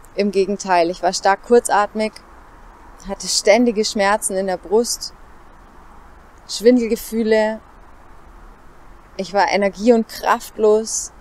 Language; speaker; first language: German; native; German